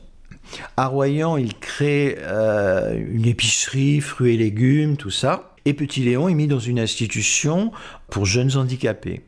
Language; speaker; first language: French; native; French